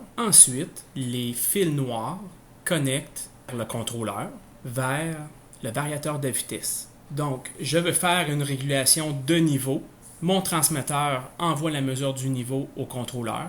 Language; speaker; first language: French; native; French